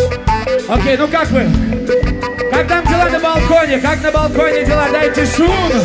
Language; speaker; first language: Russian; non-native, fluent; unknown